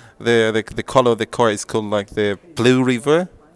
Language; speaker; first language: English; non-native, fluent; Russian